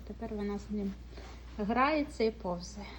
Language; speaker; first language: Ukrainian; native; Ukrainian